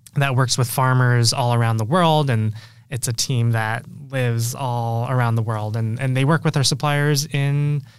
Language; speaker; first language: English; native; English